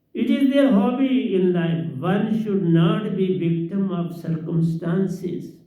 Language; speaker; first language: English; non-native, local second language; Hindi